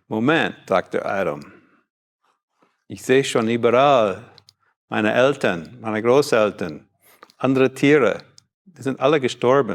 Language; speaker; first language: German; non-native, learner; English